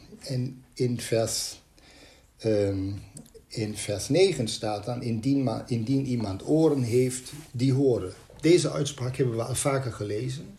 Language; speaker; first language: Dutch; native; Dutch